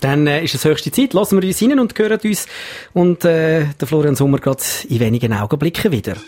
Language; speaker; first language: German; native; German